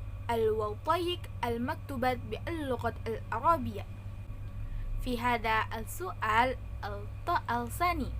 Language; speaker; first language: Arabic; non-native, learner; Indonesian